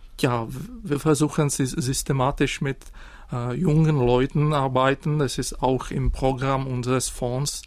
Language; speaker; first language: German; non-native, fluent; Czech